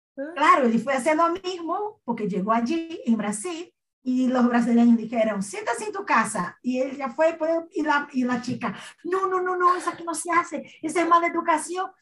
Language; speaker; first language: Spanish; non-native, fluent; Portuguese